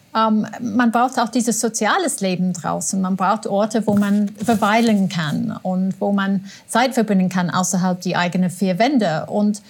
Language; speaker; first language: German; non-native, fluent; English